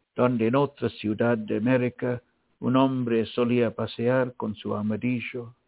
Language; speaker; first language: Spanish; non-native, fluent; English